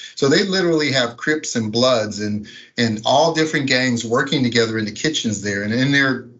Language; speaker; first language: English; native; English